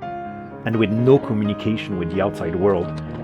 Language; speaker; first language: English; non-native, local second language; French